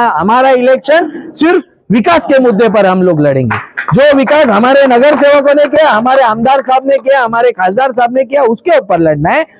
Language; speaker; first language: Hindi; non-native, local second language; Marathi